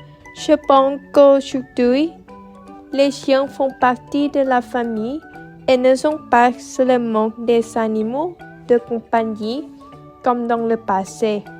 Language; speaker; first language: French; non-native, learner; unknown